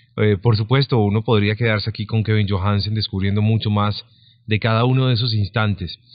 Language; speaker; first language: Spanish; native; Spanish